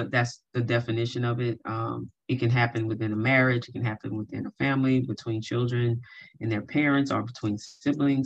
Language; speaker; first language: English; native; English